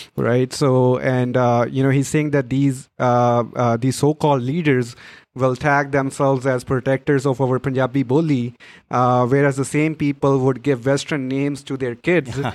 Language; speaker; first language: English; non-native, local second language; Punjabi